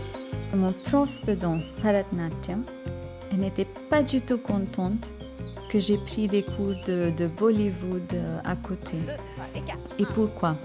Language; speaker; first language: French; non-native, fluent; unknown